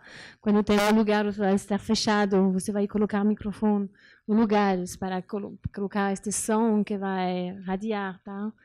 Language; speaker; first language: Portuguese; non-native, learner; French